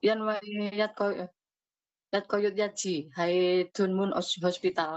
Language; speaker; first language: Chinese; non-native, learner; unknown